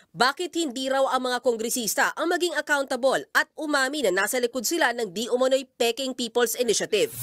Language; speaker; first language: Filipino; native; Filipino